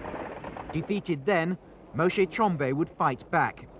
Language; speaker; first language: English; native; English